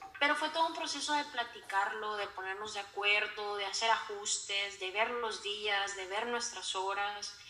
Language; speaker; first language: Spanish; native; Spanish